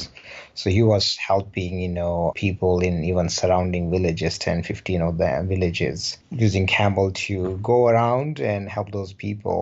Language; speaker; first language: English; non-native, local second language; Rajasthani